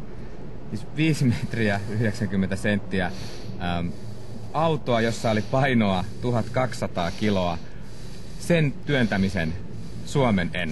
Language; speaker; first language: Finnish; native; Finnish